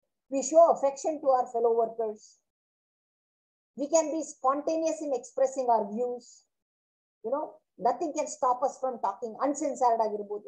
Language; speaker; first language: English; non-native, local second language; Kannada